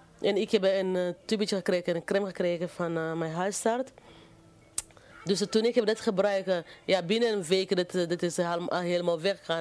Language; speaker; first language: Dutch; non-native, fluent; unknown